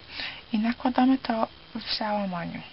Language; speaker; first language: Polish; early bilingual, heritage; Polish